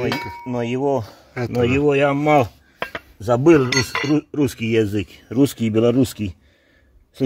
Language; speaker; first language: Russian; non-native, learner; Serbian